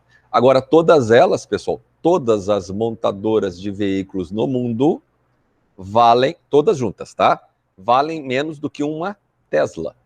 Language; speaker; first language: Portuguese; native; Portuguese